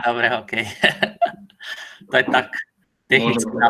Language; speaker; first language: Slovak; non-native, learner; Croatian